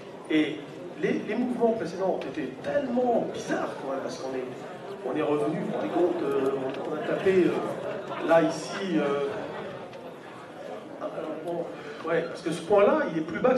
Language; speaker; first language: French; native; French